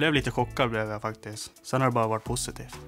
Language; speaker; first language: Swedish; native; Swedish